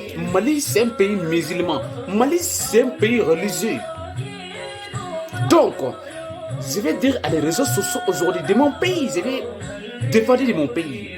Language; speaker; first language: French; non-native, local second language; Bambara